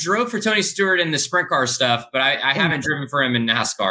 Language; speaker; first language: English; native; English